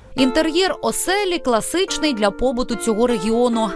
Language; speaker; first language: Ukrainian; native; Ukrainian